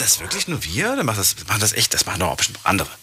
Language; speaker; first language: German; native; German